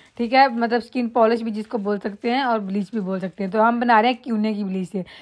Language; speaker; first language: Urdu; non-native, local second language; Punjabi